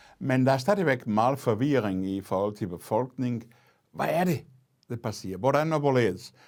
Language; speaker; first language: Danish; non-native, fluent; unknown